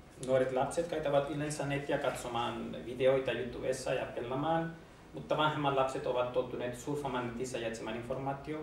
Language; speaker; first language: Finnish; non-native, learner; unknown